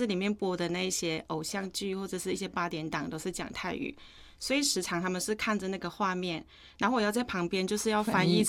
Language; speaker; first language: Chinese; non-native, fluent; Akha